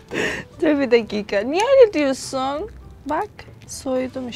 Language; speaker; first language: Turkish; early bilingual, heritage; Turkish